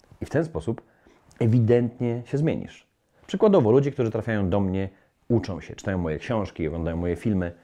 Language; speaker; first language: Polish; native; Polish